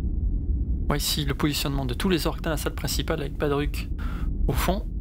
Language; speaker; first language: French; native; French